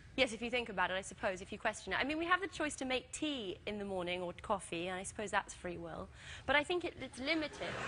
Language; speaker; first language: English; native; English